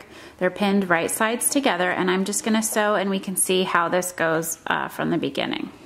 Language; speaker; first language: English; native; English